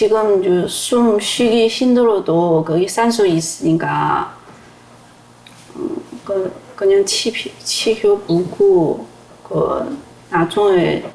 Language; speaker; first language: Korean; non-native, learner; Chinese